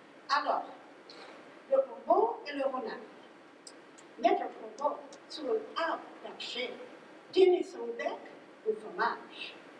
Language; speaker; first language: French; early bilingual, other home language; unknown